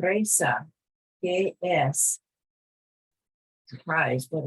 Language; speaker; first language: Spanish; non-native, fluent; English